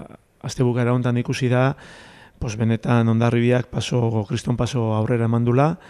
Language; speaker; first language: Basque; native; Basque